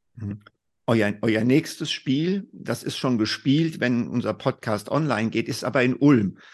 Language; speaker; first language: German; native; German